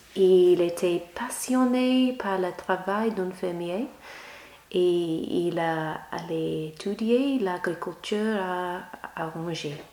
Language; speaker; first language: French; non-native, learner; English